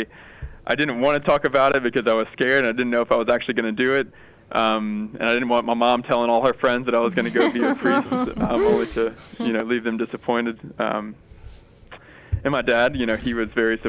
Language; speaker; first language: English; native; English